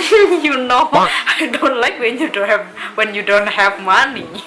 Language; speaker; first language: English; non-native, local second language; Indonesian